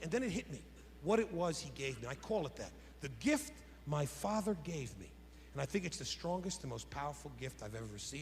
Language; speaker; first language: English; native; English